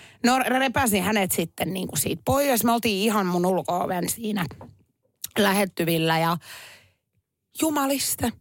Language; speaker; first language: Finnish; native; Finnish